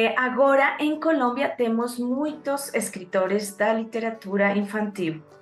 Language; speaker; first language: Portuguese; non-native, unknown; Spanish